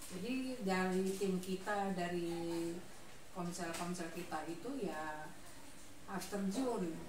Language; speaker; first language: Indonesian; non-native, local second language; Minangkabau